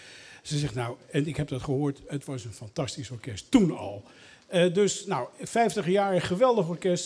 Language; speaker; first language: Dutch; native; Dutch